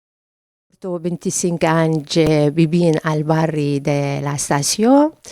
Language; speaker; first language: Catalan; non-native, fluent; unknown